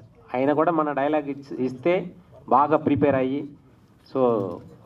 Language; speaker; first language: Telugu; native; Telugu